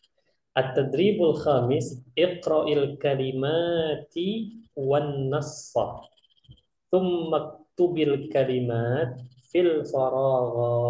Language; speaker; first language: Arabic; non-native, fluent; Indonesian